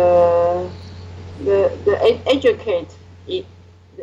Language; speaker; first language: English; non-native, learner; Chinese